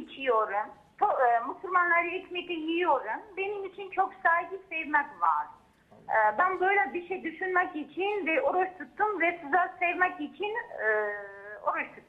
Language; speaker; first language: Turkish; non-native, learner; Armenian